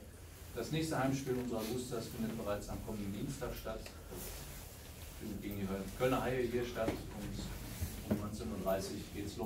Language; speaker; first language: German; native; German